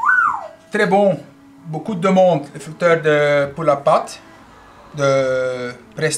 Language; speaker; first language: French; non-native, local second language; Dutch